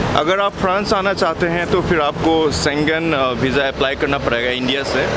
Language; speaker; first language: Hindi; native; Hindi